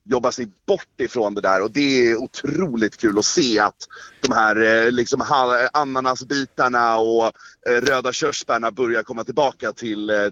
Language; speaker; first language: Swedish; native; Swedish